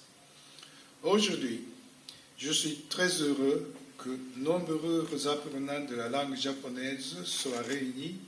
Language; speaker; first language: French; non-native, fluent; Japanese